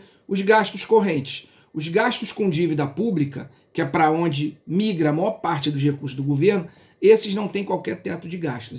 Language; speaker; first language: Portuguese; native; Portuguese